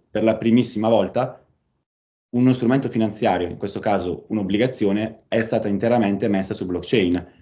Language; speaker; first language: Italian; native; Italian